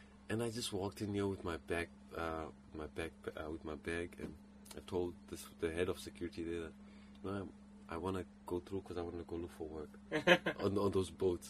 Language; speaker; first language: English; non-native, local second language; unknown